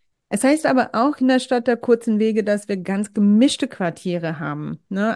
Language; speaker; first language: German; non-native, fluent; English